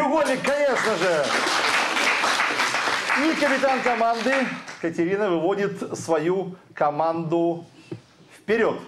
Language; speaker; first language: Russian; native; Russian